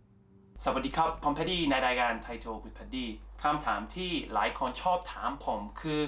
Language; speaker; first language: Thai; non-native, fluent; English